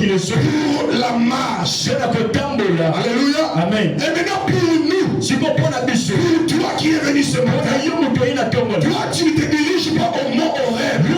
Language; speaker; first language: French; non-native, local second language; Lingala